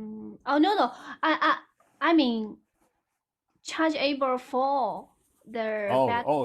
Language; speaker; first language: English; non-native, learner; Chinese